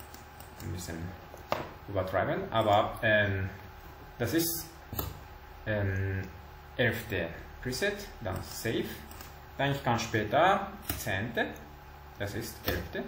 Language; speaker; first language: German; non-native, learner; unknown